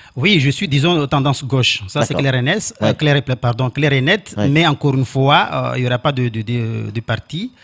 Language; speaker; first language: French; non-native, local second language; Comorian